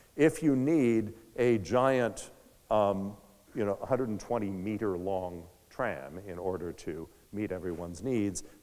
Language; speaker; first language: English; native; English